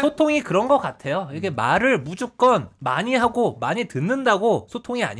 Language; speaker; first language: Korean; native; Korean